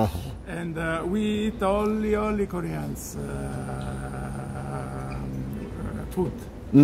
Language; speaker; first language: English; non-native, learner; Italian